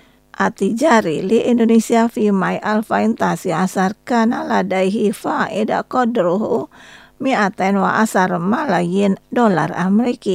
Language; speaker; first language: Arabic; non-native, fluent; Indonesian